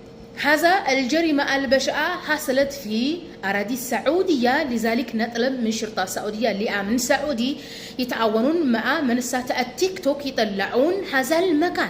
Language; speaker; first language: Arabic; non-native, fluent; Amharic